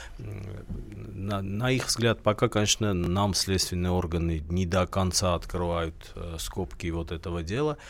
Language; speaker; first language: Russian; non-native, local second language; Armenian